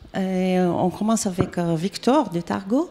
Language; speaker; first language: French; non-native, fluent; Greek